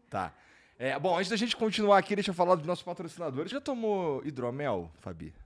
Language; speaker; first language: Portuguese; native; Portuguese